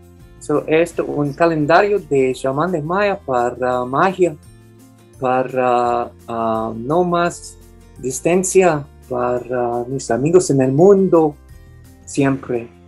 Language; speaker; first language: Spanish; non-native, learner; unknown